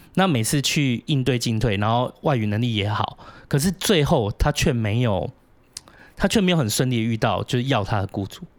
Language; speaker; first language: Chinese; native; Chinese